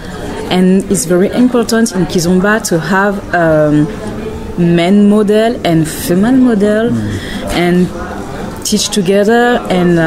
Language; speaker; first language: English; non-native, learner; French